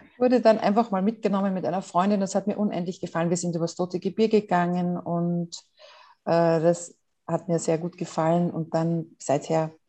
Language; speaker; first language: German; native; German